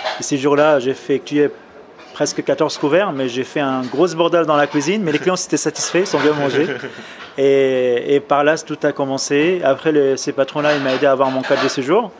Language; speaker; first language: French; non-native, fluent; Arabic